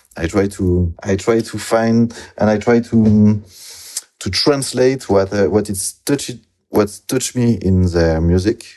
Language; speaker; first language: English; non-native, learner; French